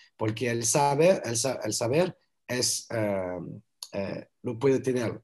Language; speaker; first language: Spanish; non-native, learner; French